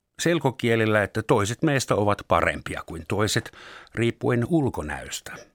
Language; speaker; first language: Finnish; non-native, fluent; German